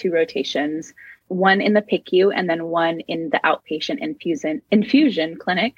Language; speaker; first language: English; native; English